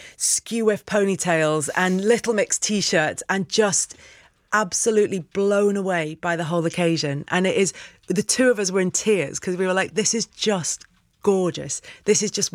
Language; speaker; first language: English; native; English